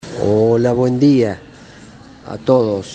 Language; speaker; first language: Spanish; native; Spanish